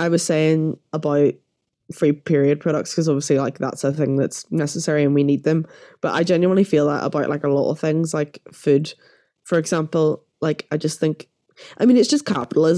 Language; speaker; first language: English; native; English